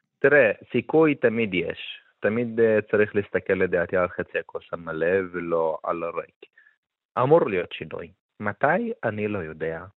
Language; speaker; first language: Hebrew; non-native, local second language; Arabic